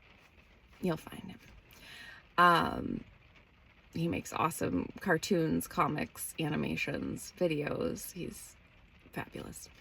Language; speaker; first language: English; native; English